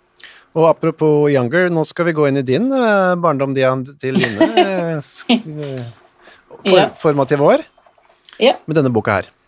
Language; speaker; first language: Norwegian; native; Norwegian